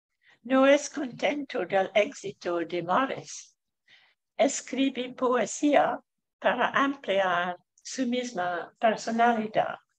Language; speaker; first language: Spanish; non-native, fluent; English